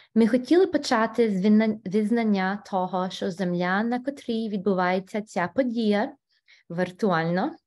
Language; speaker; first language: Ukrainian; early bilingual, other home language; English